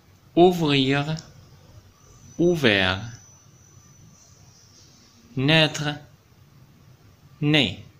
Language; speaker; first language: French; non-native, fluent; Arabic